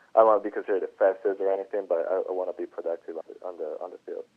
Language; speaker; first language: English; non-native, fluent; Italian